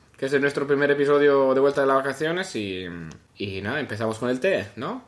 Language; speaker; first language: Spanish; non-native, fluent; Italian